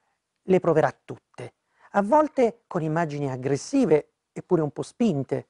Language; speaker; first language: Italian; native; Italian